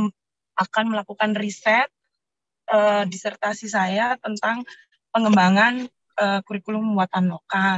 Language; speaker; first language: Indonesian; native; Indonesian